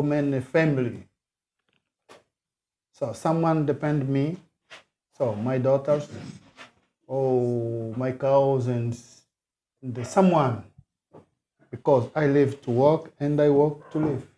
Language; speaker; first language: English; non-native, learner; Portuguese